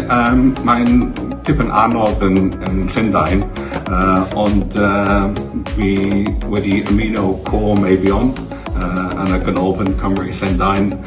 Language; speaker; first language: Welsh; non-native, learner; English